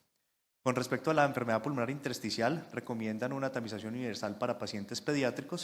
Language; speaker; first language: Spanish; native; Spanish